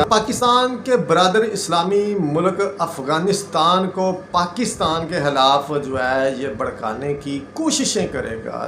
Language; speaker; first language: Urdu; non-native, local second language; Punjabi